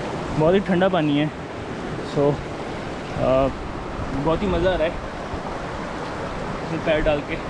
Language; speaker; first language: Hindi; native; Hindi